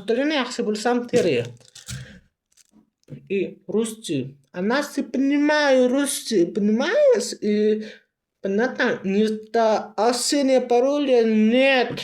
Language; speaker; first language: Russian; non-native, learner; Uzbek